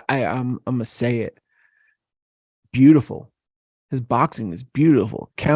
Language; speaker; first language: English; native; English